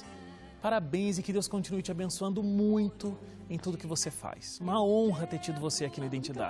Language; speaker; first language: Portuguese; native; Portuguese